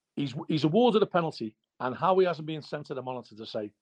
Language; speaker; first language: English; native; English